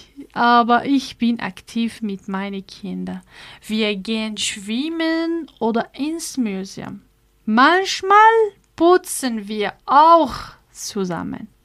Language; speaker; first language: German; non-native, learner; Arabic